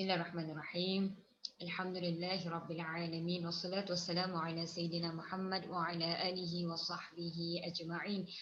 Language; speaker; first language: Malay; native; Malay